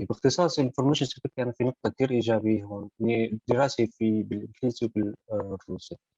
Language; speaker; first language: Arabic; native; Arabic